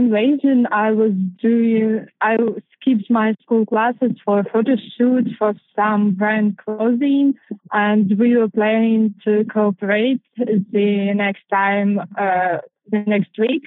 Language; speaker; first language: English; non-native, fluent; Ukrainian